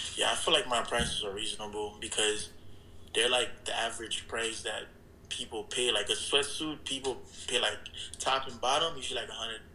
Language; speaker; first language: English; early bilingual, other home language; Haitian Creole